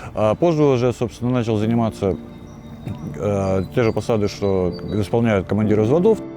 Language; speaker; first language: Russian; native; Russian